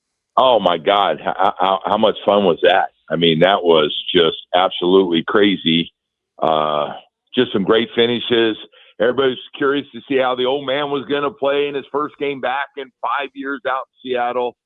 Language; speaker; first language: English; native; English